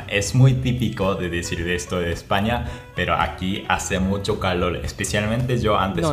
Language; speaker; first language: Spanish; non-native, fluent; Japanese